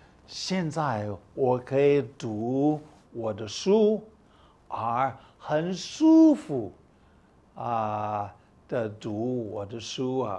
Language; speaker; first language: Chinese; non-native, fluent; English